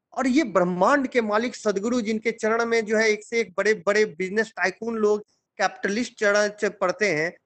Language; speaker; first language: Hindi; native; Hindi